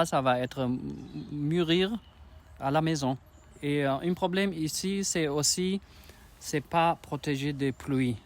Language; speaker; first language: French; non-native, learner; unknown